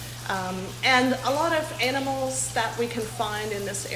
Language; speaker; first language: English; native; English